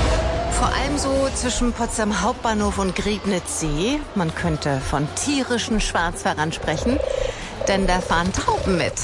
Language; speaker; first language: German; native; German